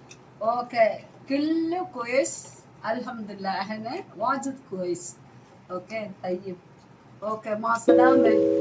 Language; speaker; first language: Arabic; non-native, learner; Malayalam